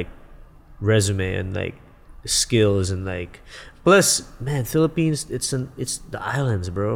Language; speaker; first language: English; non-native, local second language; Filipino